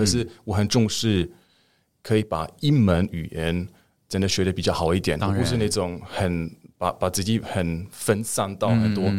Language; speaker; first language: Chinese; non-native, fluent; German